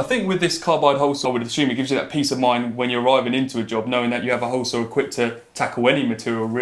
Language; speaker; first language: English; native; English